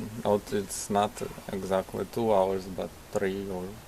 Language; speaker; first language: English; non-native, learner; Ukrainian